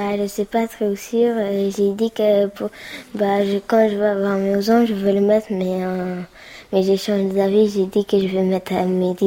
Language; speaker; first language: French; early bilingual, other home language; Pashto